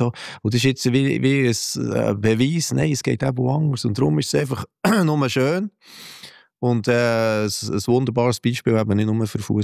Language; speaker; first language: German; native; German